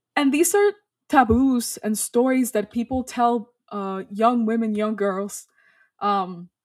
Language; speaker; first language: English; non-native, fluent; Spanish